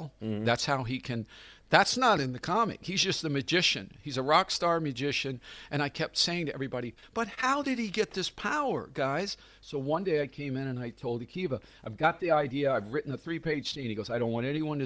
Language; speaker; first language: English; native; English